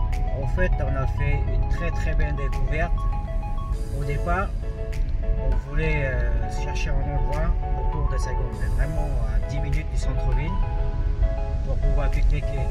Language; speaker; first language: French; early bilingual, other home language; Vietnamese